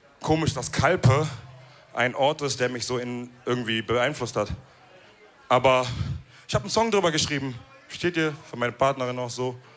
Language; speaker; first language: German; early bilingual, other home language; Wolof